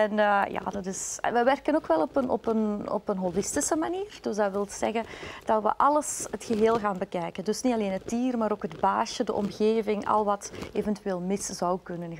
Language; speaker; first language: Dutch; native; Dutch